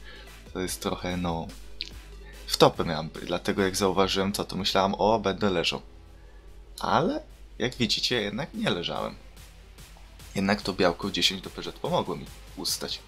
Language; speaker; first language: Polish; native; Polish